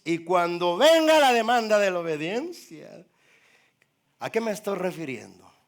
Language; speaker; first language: Spanish; native; Spanish